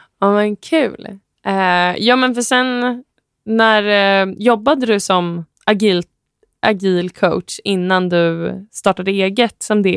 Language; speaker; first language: Swedish; native; Swedish